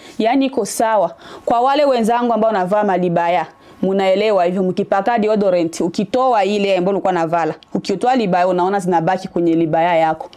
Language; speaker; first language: Swahili; native; Swahili